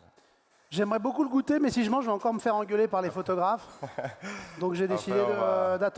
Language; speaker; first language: French; native; French